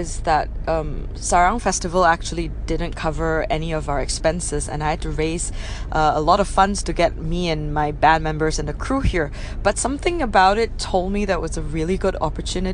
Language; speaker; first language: English; non-native, local second language; Min Nan Chinese